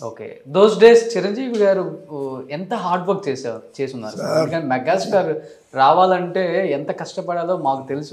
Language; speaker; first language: Telugu; native; Telugu